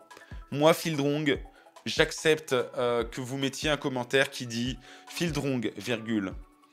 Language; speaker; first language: French; native; French